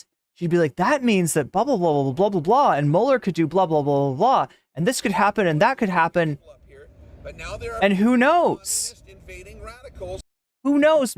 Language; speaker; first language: English; native; English